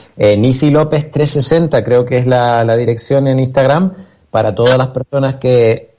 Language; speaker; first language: Spanish; native; Spanish